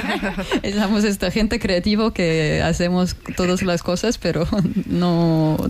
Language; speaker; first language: Spanish; non-native, learner; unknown